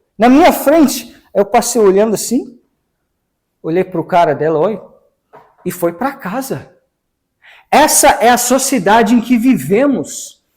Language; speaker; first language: Portuguese; non-native, fluent; English